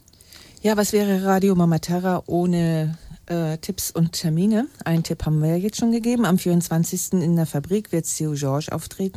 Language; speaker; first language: German; native; German